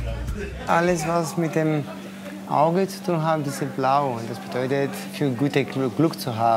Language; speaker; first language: German; non-native, fluent; Greek